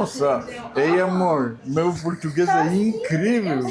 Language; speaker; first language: Portuguese; non-native, learner; Polish